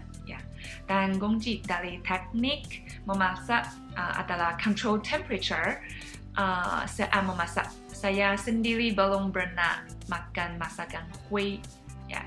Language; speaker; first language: Indonesian; non-native, fluent; Chinese